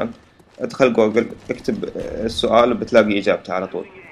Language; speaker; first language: Arabic; native; Arabic